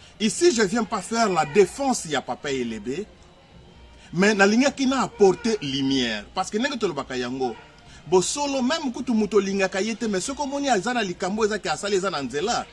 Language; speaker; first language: Lingala; non-native, local second language; Kongo